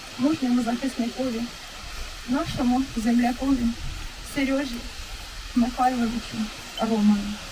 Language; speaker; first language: Ukrainian; native; Ukrainian